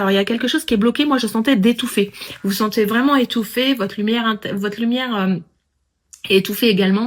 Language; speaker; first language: French; native; French